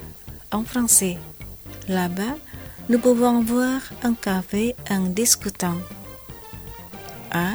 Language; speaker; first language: French; non-native, fluent; Indonesian